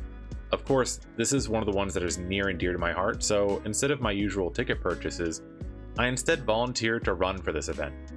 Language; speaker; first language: English; native; English